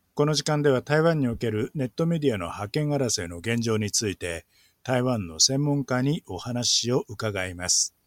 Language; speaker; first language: Japanese; native; Japanese